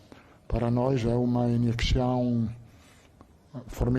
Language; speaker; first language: Portuguese; non-native, learner; Italian